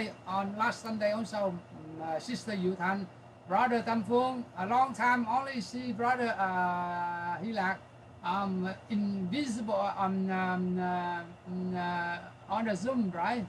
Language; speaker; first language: English; non-native, learner; Vietnamese